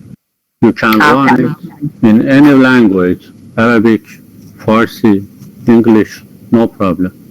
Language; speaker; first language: English; non-native, fluent; Persian